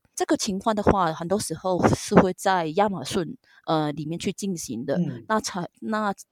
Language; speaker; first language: Chinese; non-native, local second language; Cantonese